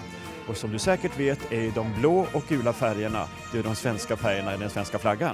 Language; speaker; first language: Swedish; native; Swedish